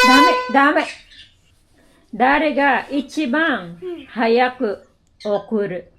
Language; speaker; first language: Japanese; non-native, fluent; Filipino